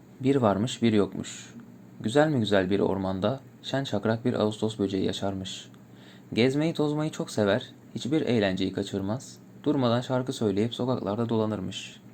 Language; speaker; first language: Turkish; native; Turkish